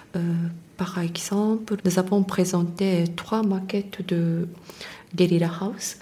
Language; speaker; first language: French; non-native, fluent; Japanese